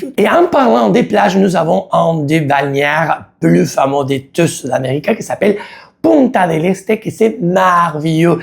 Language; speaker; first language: French; non-native, learner; Spanish